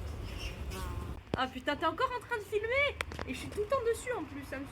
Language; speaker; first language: French; native; French